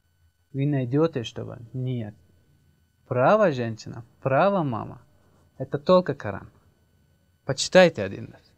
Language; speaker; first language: Russian; non-native, learner; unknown